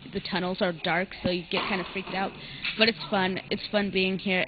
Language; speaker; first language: English; native; English